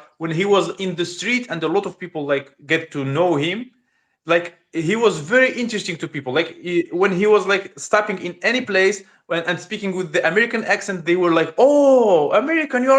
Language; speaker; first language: English; non-native, learner; Russian